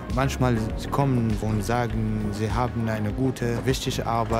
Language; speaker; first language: German; non-native, learner; Arabic